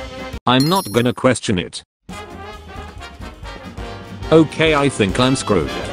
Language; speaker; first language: English; native; English